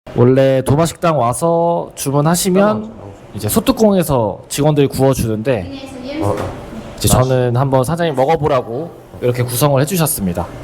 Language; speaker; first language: Korean; native; Korean